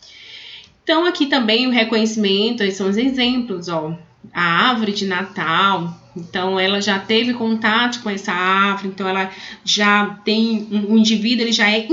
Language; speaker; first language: Portuguese; native; Portuguese